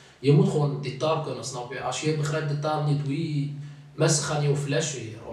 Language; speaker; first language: Dutch; non-native, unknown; Arabic